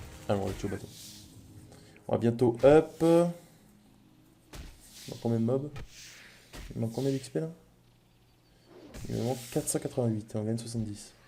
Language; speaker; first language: French; native; French